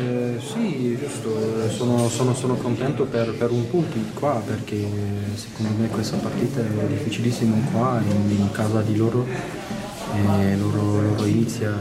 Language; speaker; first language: Italian; non-native, learner; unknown